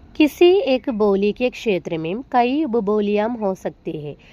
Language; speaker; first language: Hindi; non-native, local second language; Malayalam